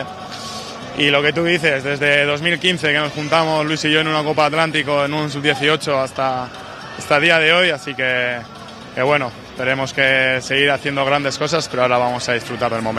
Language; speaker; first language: Spanish; native; Spanish